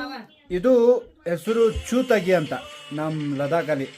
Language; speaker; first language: Kannada; non-native, fluent; Ladakhi